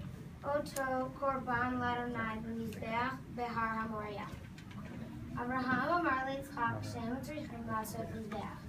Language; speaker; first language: Hebrew; non-native, learner; English